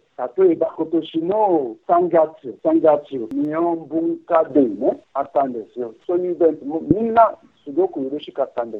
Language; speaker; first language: Japanese; non-native, fluent; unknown